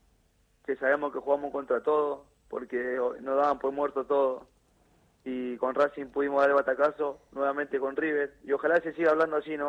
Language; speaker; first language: Spanish; native; Spanish